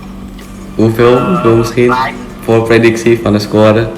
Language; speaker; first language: Dutch; non-native, fluent; Indonesian